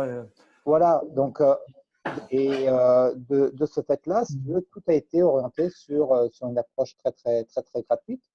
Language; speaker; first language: French; native; French